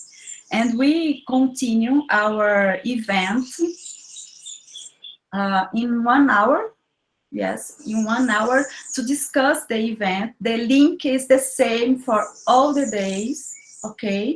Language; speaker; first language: English; non-native, learner; Portuguese